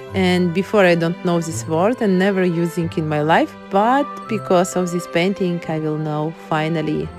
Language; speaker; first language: English; non-native, learner; Ukrainian